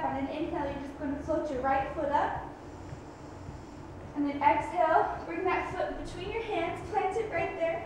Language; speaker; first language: English; native; English